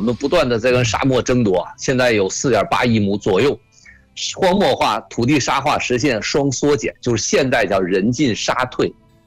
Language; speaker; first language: Chinese; native; Chinese